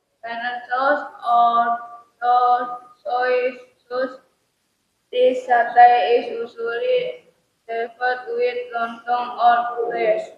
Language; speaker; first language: English; non-native, learner; Indonesian